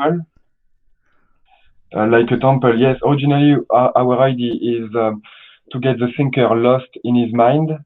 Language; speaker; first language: English; non-native, learner; French